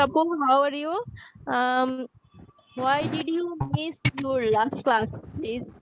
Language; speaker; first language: English; non-native, learner; Bangla